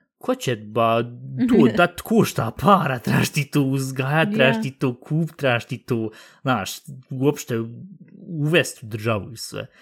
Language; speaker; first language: Bosnian; early bilingual, heritage; Bosnian